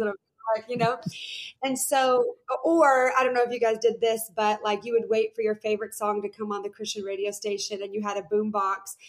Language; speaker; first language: English; native; English